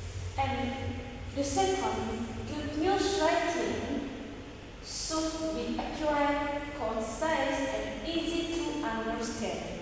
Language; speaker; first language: English; non-native, learner; Indonesian